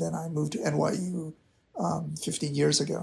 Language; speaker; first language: English; non-native, local second language; Filipino